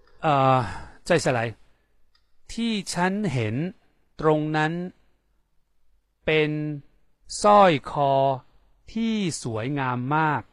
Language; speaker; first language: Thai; non-native, fluent; Chinese